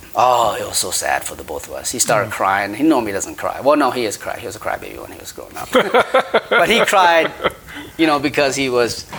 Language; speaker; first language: English; early bilingual, other home language; Khmer